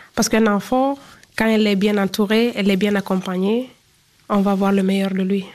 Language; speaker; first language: French; non-native, fluent; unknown